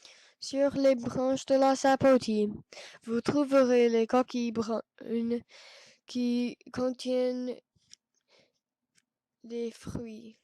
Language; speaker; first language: French; non-native, learner; English